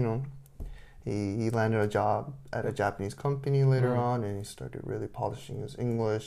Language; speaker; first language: English; non-native, fluent; Japanese